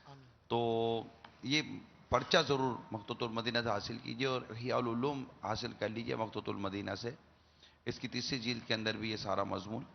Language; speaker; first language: Urdu; native; Urdu